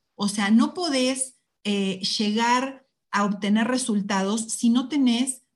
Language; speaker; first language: Spanish; native; Spanish